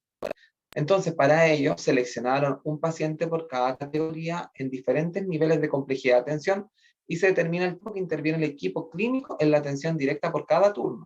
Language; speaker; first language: Spanish; native; Spanish